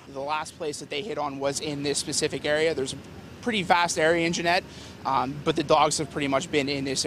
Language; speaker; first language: English; native; English